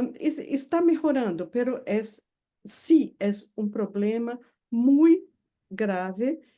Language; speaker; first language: Spanish; non-native, fluent; Portuguese